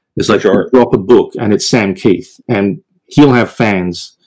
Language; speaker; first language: English; native; English